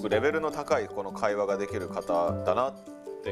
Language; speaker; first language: Japanese; native; Japanese